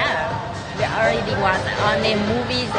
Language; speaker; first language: English; non-native, learner; Vietnamese